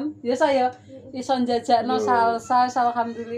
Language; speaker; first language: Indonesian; non-native, local second language; Javanese